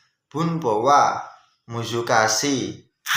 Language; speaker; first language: Japanese; non-native, learner; Indonesian